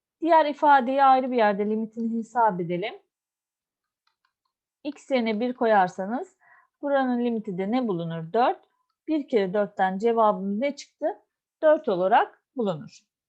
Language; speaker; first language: Turkish; native; Turkish